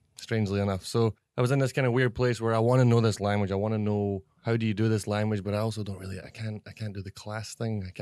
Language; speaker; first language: English; native; English